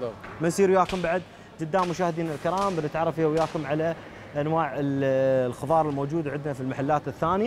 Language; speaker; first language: Arabic; native; Arabic